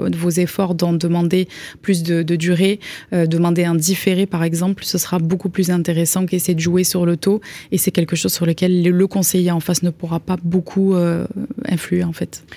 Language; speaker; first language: French; native; French